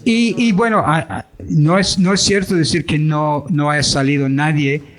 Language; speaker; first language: Spanish; non-native, fluent; English